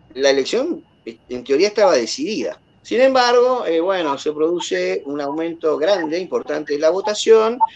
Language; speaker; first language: Spanish; native; Spanish